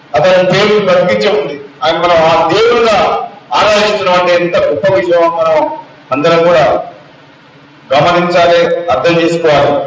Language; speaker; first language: Telugu; native; Telugu